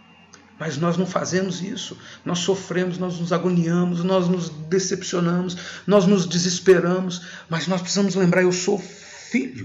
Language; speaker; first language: Portuguese; native; Portuguese